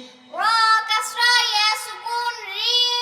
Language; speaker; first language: Arabic; non-native, learner; Bangla